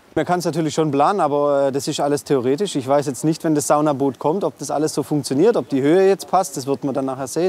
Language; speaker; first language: German; native; German